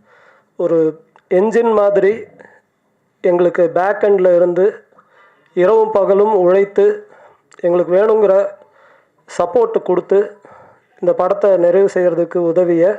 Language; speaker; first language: Tamil; native; Tamil